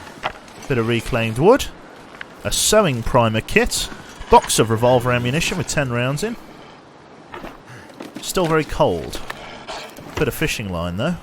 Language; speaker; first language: English; native; English